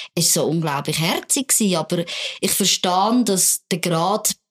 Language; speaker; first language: German; native; German